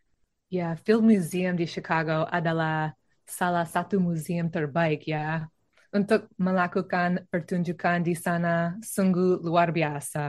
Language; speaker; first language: Indonesian; non-native, learner; English